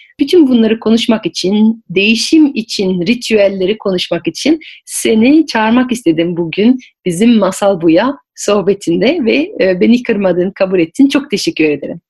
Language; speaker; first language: Turkish; non-native, fluent; French